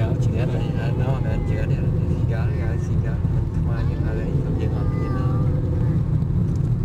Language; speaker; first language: French; non-native, learner; Khmer